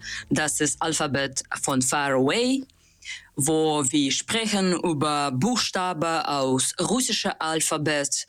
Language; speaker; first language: German; non-native, learner; Russian